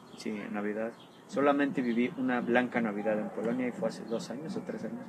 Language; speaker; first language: Spanish; native; Spanish